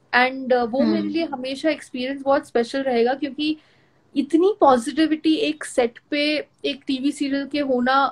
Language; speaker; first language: Hindi; non-native, local second language; Gujarati